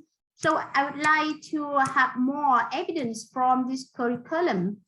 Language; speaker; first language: English; non-native, fluent; Vietnamese